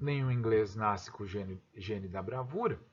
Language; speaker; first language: Portuguese; native; Portuguese